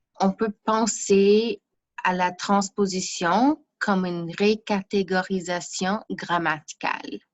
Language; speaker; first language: French; non-native, fluent; English